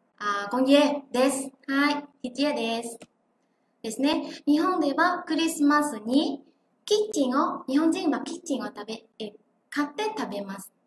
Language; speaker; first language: Japanese; non-native, fluent; Vietnamese